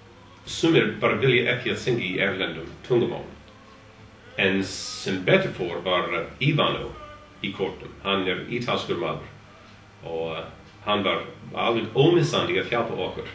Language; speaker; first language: Icelandic; non-native, learner; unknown